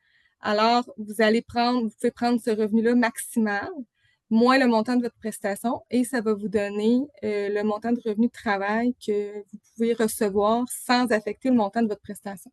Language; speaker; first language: French; native; French